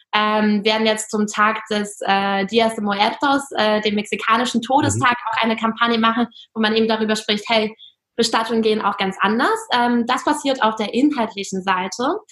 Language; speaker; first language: German; non-native, fluent; Russian